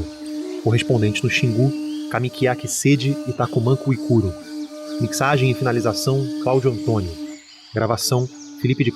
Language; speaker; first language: Portuguese; native; Portuguese